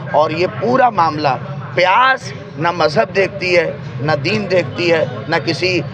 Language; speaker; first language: Urdu; native; Urdu